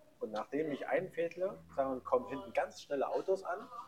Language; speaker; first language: German; native; German